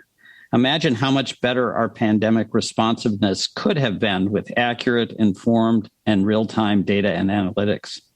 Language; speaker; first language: English; native; English